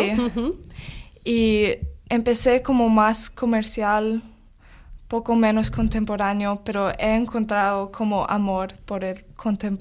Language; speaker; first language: Spanish; non-native, learner; English